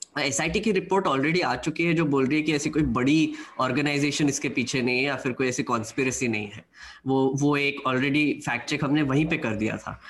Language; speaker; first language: Hindi; non-native, local second language; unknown